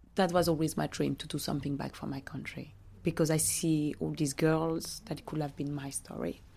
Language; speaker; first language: English; non-native, fluent; French